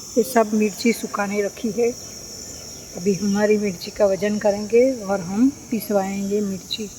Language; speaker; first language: Hindi; non-native, local second language; Gujarati